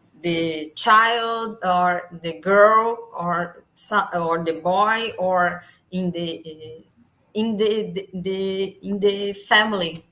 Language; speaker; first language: English; non-native, learner; Portuguese